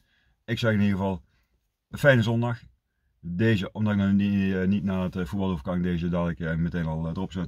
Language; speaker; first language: Dutch; native; Dutch